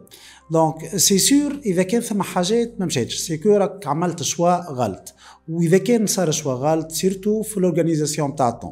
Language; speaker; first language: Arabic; native; Arabic